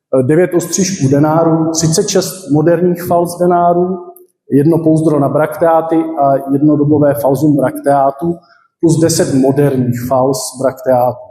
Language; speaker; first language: Czech; native; Czech